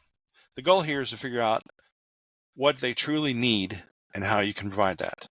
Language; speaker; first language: English; native; English